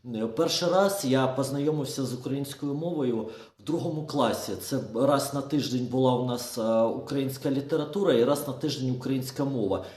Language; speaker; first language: Ukrainian; non-native, local second language; Russian